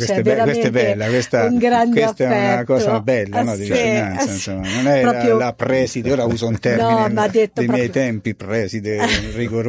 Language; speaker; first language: Italian; native; Italian